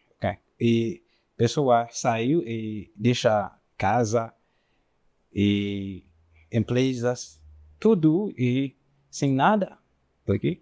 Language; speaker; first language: Portuguese; non-native, learner; Haitian Creole